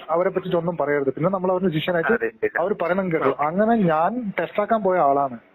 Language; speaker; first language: Malayalam; non-native, local second language; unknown